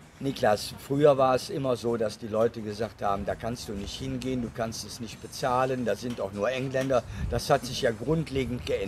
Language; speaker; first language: German; native; German